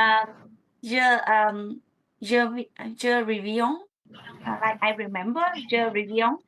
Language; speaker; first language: French; non-native, learner; Vietnamese